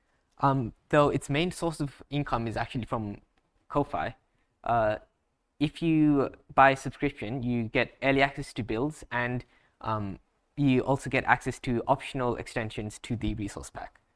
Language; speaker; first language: English; native; English